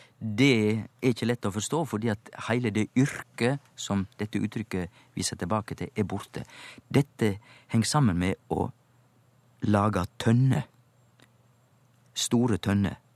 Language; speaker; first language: Norwegian; native; Norwegian